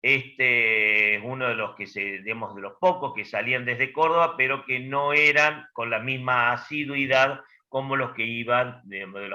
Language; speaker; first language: Spanish; native; Spanish